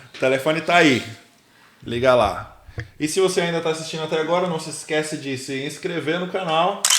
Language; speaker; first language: Portuguese; native; Portuguese